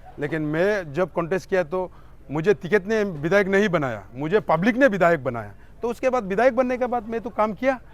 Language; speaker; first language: Hindi; non-native, local second language; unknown